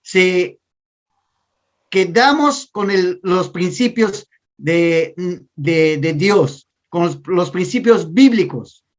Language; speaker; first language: Spanish; non-native, learner; Portuguese